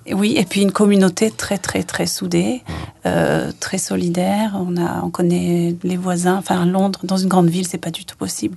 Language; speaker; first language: French; native; French